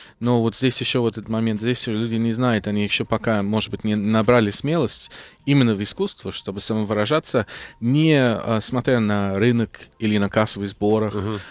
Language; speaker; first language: Russian; non-native, fluent; English